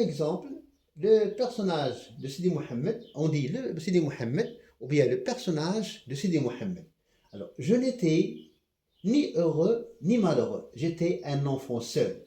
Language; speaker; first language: French; non-native, local second language; Arabic